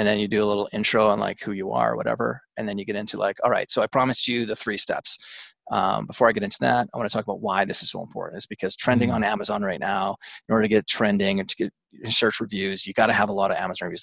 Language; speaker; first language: English; native; English